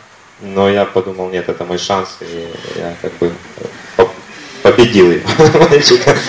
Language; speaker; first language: Russian; native; Russian